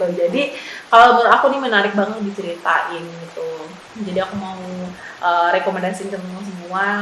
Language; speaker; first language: Indonesian; native; Indonesian